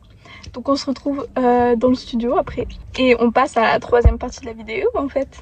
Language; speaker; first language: French; native; French